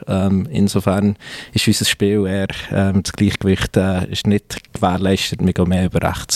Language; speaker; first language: German; native; German